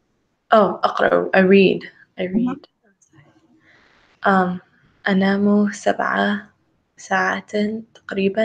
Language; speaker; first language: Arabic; non-native, learner; English